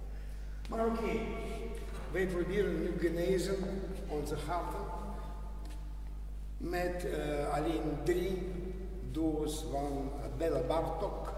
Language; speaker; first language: Dutch; non-native, learner; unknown